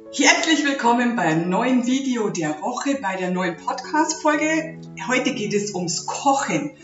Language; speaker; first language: German; native; German